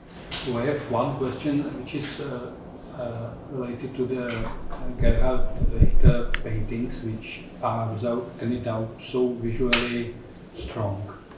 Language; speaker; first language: English; non-native, fluent; Czech